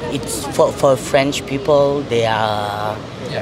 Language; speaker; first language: English; non-native, learner; French